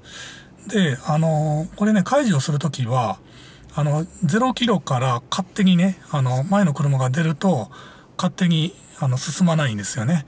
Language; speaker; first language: Japanese; native; Japanese